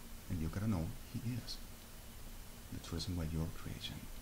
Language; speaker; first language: English; non-native, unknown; Spanish